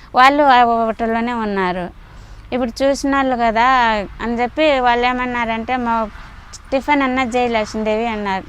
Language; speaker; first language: Telugu; native; Telugu